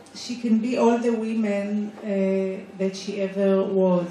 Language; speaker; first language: English; non-native, fluent; Hebrew